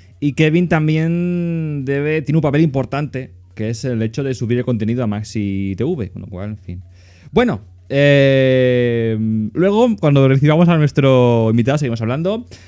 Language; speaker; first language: Spanish; native; Spanish